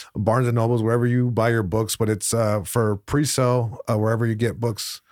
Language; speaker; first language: English; early bilingual, other home language; Spanish